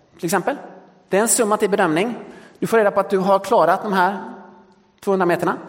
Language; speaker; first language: Swedish; early bilingual, other home language; Danish